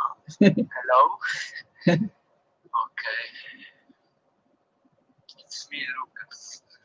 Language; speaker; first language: English; non-native, learner; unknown